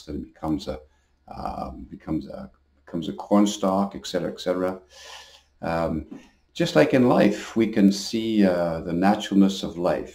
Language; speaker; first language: English; native; English